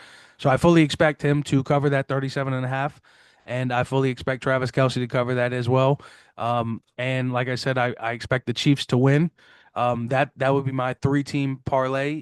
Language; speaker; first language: English; native; English